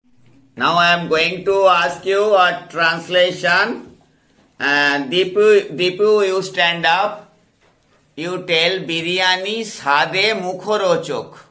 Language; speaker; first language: English; non-native, fluent; Bangla